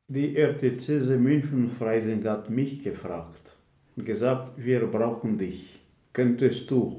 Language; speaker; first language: German; non-native, fluent; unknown